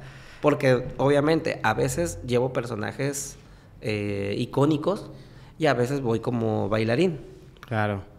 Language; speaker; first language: Spanish; native; Spanish